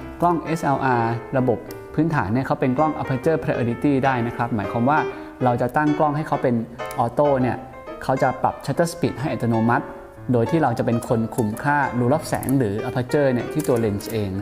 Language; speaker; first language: Thai; native; Thai